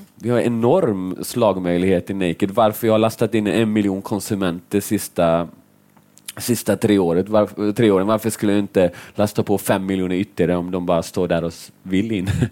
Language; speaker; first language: Swedish; early bilingual, other home language; Finnish